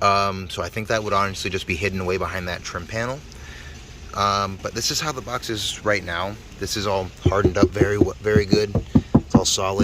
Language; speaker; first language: English; native; English